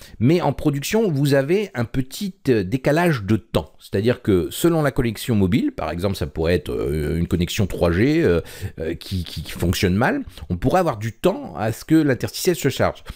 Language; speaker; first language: French; native; French